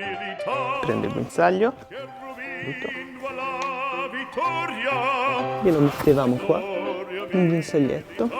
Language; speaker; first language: Italian; native; Italian